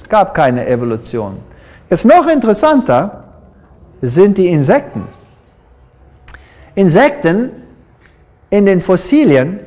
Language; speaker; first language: German; non-native, fluent; English